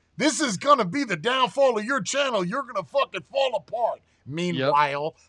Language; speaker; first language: English; native; English